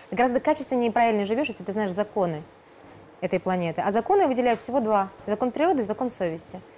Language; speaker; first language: Russian; native; Russian